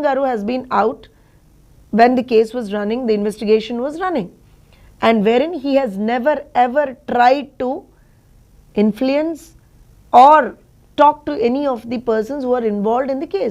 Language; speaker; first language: English; non-native, local second language; Telugu